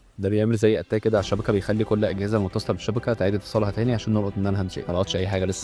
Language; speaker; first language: Arabic; native; Arabic